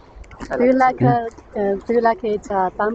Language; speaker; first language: English; non-native, learner; Chinese